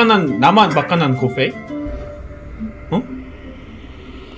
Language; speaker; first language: Indonesian; non-native, learner; Korean